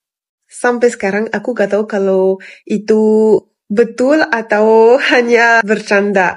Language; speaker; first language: Indonesian; non-native, fluent; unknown